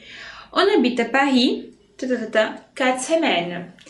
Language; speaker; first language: French; non-native, fluent; Portuguese